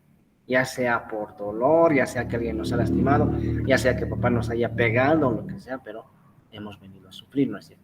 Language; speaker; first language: Spanish; native; Spanish